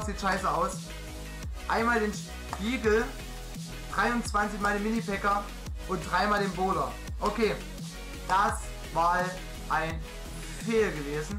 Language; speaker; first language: German; native; German